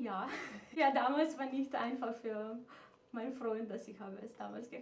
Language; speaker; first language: German; non-native, fluent; Macedonian